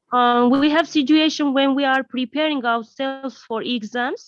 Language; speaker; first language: English; non-native, learner; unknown